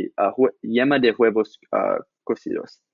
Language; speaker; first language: Spanish; non-native, learner; English